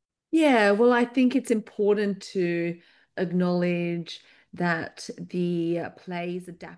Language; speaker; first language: English; native; English